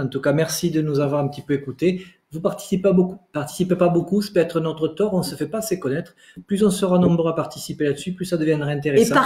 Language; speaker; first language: French; native; French